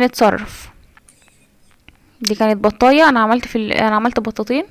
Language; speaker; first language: Arabic; native; Arabic